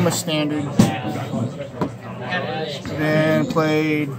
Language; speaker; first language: English; native; English